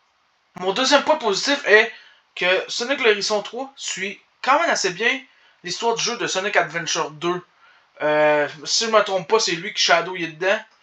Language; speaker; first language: French; native; French